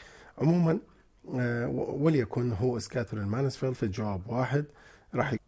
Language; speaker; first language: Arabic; native; Arabic